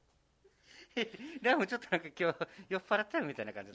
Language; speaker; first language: Japanese; native; Japanese